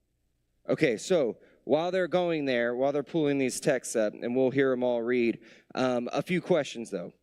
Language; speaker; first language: English; native; English